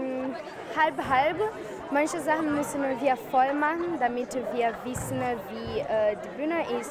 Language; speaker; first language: German; non-native, fluent; Portuguese